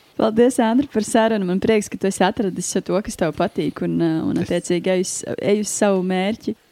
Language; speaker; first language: Latvian; native; Latvian